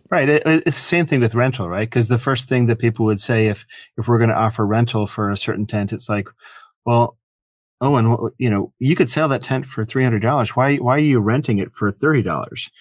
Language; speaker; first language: English; native; English